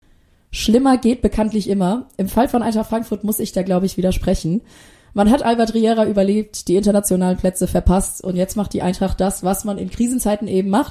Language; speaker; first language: German; native; German